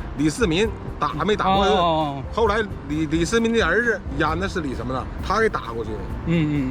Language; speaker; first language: Chinese; native; Chinese